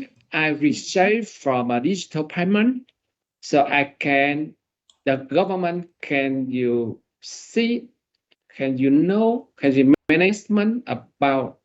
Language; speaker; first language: English; non-native, learner; Vietnamese